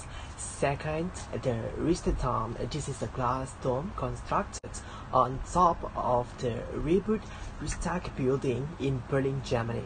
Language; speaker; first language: English; non-native, learner; Malay